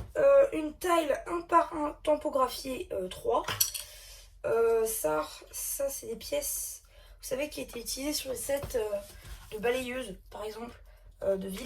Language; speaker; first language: French; native; French